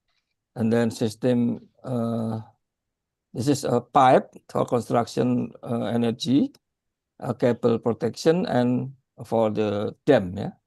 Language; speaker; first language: English; non-native, learner; Indonesian